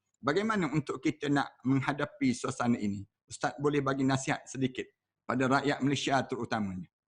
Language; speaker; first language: Malay; native; Malay